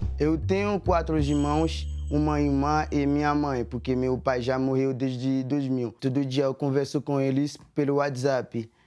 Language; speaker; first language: Portuguese; non-native, fluent; Haitian Creole